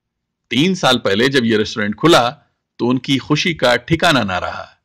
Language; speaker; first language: Urdu; native; Urdu